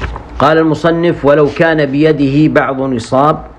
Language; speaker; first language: Arabic; native; Arabic